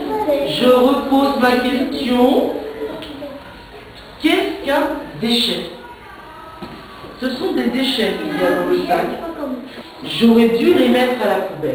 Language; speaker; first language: French; native; French